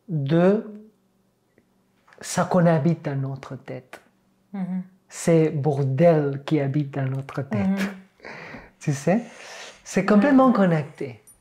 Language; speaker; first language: French; non-native, fluent; Catalan